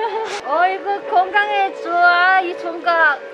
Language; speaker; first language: Korean; non-native, fluent; Cantonese